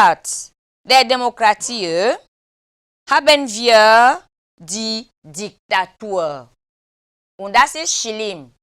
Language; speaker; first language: German; non-native, fluent; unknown